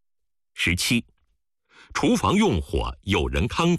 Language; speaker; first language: Chinese; native; Chinese